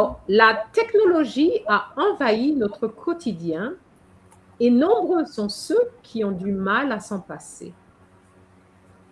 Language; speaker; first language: French; non-native, fluent; English